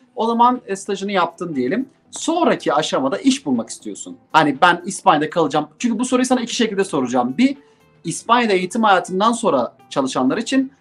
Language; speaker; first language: Turkish; native; Turkish